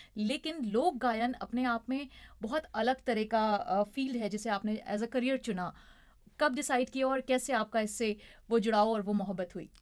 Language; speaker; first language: Hindi; native; Hindi